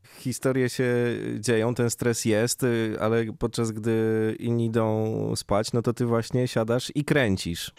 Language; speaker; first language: Polish; native; Polish